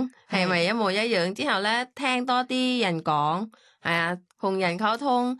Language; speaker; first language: Cantonese; non-native, learner; Thai